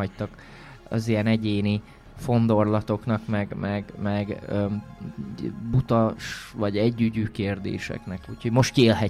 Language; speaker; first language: Hungarian; native; Hungarian